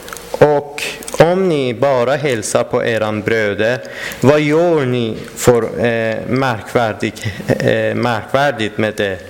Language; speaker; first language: Swedish; non-native, fluent; Persian